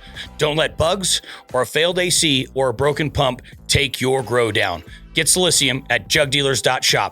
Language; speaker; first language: English; native; English